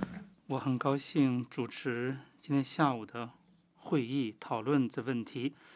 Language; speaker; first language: Chinese; non-native, fluent; Finnish